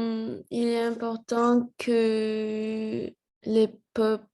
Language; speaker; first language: French; non-native, learner; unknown